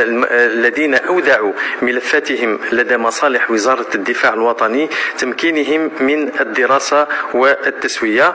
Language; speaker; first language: Arabic; native; Arabic